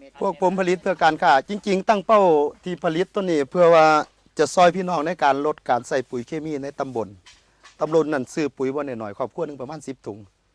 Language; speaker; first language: Thai; native; Thai